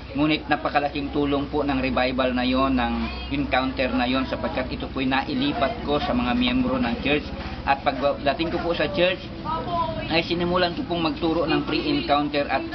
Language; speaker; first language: Filipino; non-native, local second language; Bikol